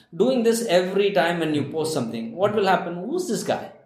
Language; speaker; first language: English; non-native, local second language; Tamil